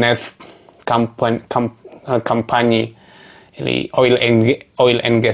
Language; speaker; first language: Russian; non-native, learner; Javanese